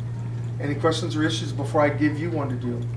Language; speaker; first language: English; native; English